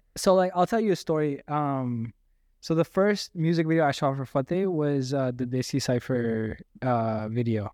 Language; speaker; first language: English; native; English